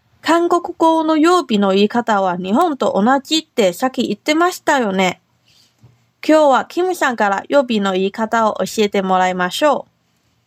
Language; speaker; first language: Japanese; non-native, fluent; Chinese